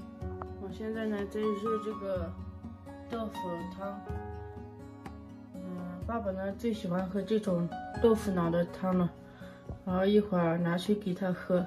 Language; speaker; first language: Chinese; non-native, local second language; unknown